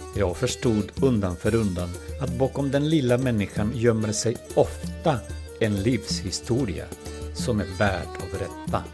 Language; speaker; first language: Swedish; non-native, fluent; Spanish